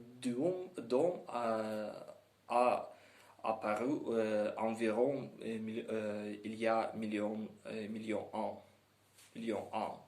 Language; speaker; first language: French; non-native, learner; Ukrainian